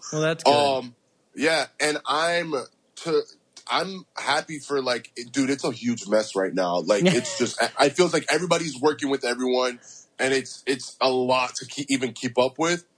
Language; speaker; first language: English; early bilingual, other home language; Spanish